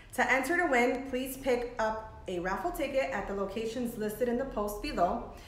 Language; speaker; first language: English; early bilingual, other home language; Spanish